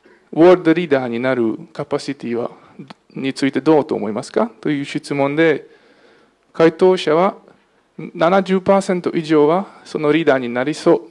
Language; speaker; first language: Japanese; non-native, fluent; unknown